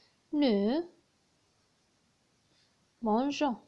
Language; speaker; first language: French; non-native, learner; Arabic